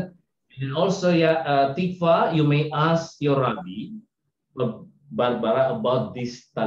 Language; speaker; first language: English; non-native, fluent; Indonesian